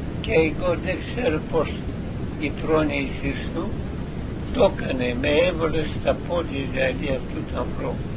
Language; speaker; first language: Greek; non-native, learner; Russian